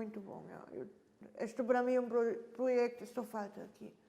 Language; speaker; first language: Portuguese; non-native, learner; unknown